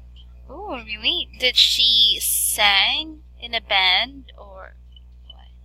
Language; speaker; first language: English; non-native, fluent; Filipino